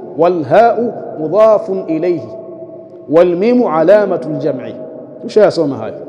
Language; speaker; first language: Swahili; native; Swahili